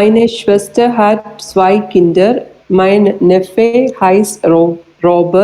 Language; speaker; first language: German; non-native, learner; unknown